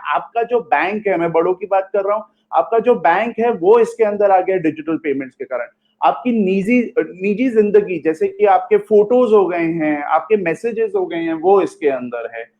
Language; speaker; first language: Hindi; non-native, local second language; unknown